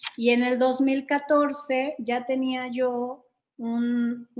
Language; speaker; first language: Spanish; native; Spanish